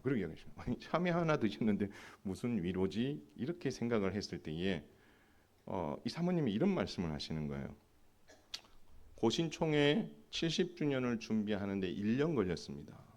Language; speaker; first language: Korean; native; Korean